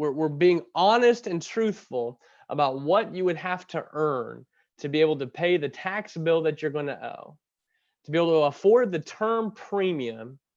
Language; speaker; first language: English; native; English